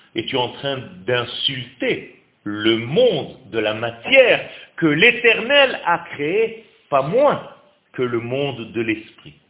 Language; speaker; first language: French; non-native, fluent; Hebrew